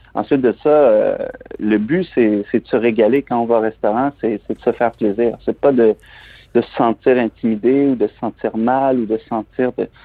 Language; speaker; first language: French; native; French